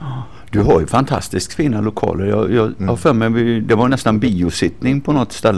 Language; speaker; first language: Swedish; native; Swedish